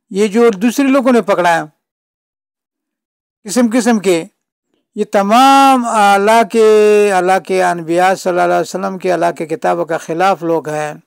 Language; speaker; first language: Urdu; non-native, local second language; Pashto